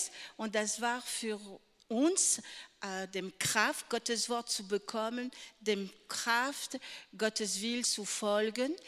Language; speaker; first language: German; non-native, fluent; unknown